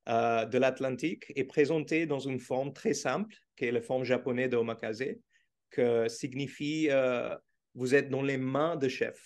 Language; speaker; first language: French; non-native, fluent; Portuguese